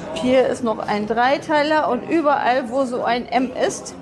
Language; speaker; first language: German; native; German